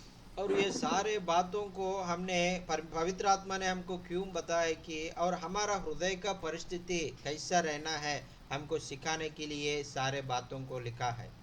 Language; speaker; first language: Hindi; non-native, local second language; Telugu